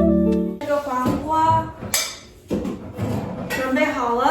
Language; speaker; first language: Chinese; early bilingual, heritage; English